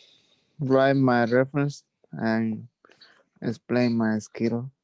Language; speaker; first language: English; non-native, learner; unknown